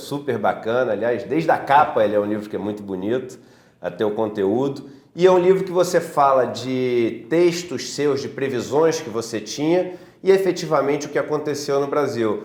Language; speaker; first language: Portuguese; native; Portuguese